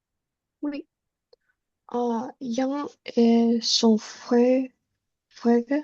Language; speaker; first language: French; non-native, learner; Spanish